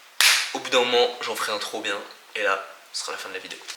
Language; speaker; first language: French; native; French